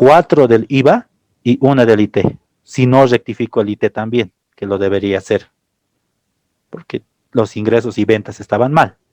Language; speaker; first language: Spanish; native; Spanish